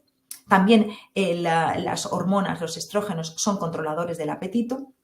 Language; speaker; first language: Spanish; native; Spanish